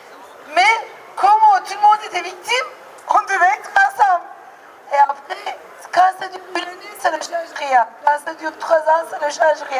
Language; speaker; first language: French; non-native, fluent; Turkish